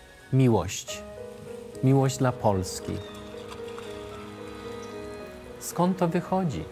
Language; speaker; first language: Polish; early bilingual, heritage; English